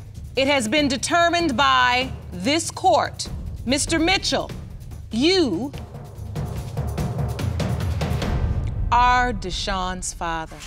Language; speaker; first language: English; native; English